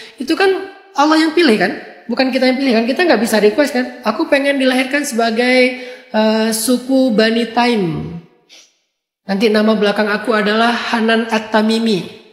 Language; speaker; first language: Indonesian; native; Indonesian